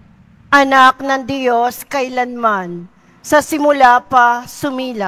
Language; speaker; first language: Filipino; native; Filipino